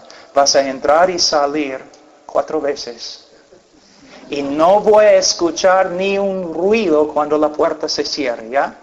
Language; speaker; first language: Spanish; non-native, fluent; English